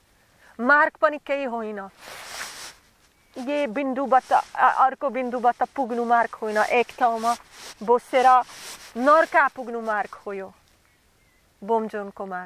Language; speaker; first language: Nepali; non-native, learner; Slovak